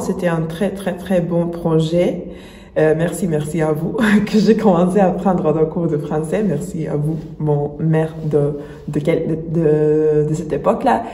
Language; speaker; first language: French; non-native, fluent; Spanish